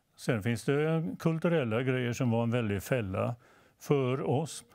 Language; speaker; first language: Swedish; native; Swedish